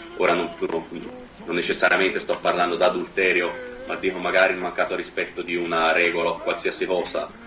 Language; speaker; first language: Italian; native; Italian